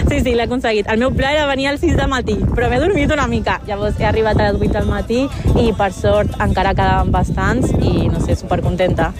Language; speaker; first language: Catalan; early bilingual, other home language; Spanish